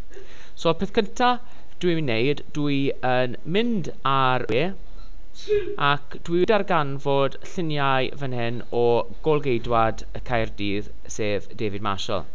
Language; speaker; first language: Welsh; non-native, local second language; English